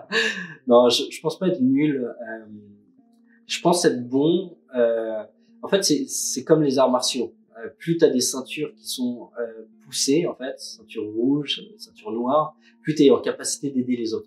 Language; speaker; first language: French; native; French